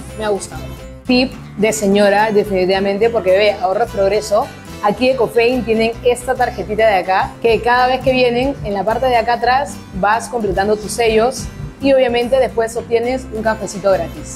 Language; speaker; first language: Spanish; native; Spanish